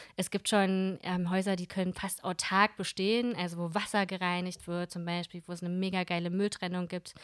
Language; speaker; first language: German; early bilingual, other home language; Russian